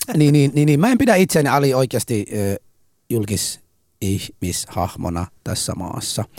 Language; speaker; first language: Finnish; early bilingual, other home language; Arabic